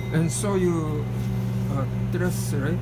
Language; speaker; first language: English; non-native, learner; Spanish